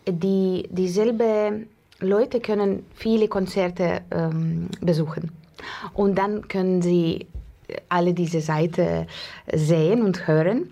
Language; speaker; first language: German; non-native, learner; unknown